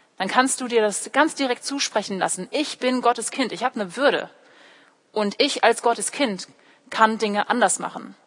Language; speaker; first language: German; early bilingual, other home language; English